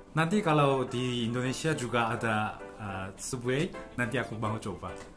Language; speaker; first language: Indonesian; non-native, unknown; Korean